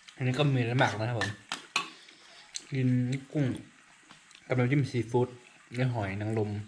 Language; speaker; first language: Thai; native; Thai